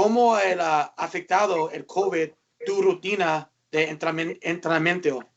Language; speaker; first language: Spanish; early bilingual, heritage; English